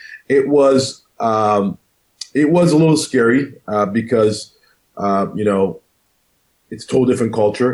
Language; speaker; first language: English; non-native, local second language; Krio